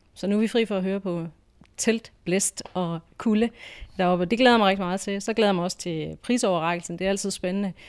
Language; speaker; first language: Danish; native; Danish